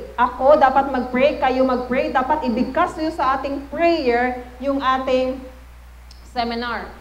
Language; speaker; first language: Filipino; non-native, local second language; Cebuano